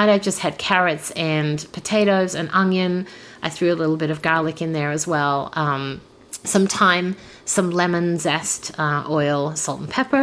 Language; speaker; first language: English; native; English